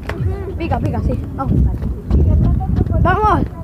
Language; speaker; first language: Spanish; native; Spanish